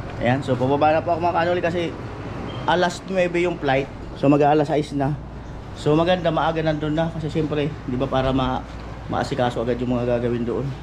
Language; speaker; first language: Filipino; non-native, local second language; Hiligaynon